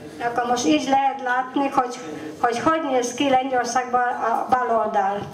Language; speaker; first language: Hungarian; non-native, fluent; Polish